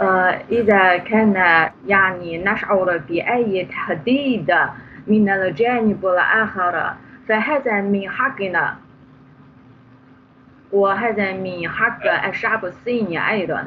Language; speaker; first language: Arabic; non-native, fluent; Chinese